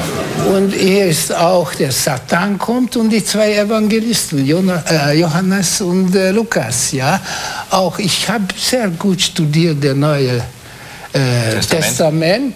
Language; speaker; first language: German; non-native, fluent; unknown